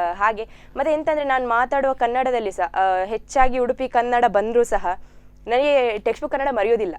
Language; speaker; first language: Kannada; non-native, local second language; Tulu